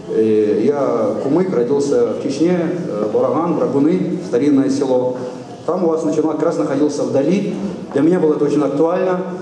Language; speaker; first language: Russian; non-native, local second language; Kumyk